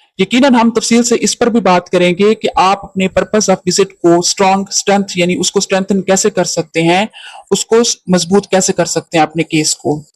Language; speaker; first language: Urdu; native; Urdu